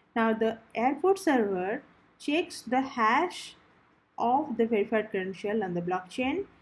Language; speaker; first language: English; non-native, local second language; Odia